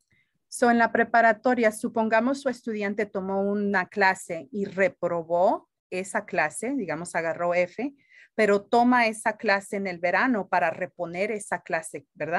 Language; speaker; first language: Spanish; early bilingual, heritage; Spanish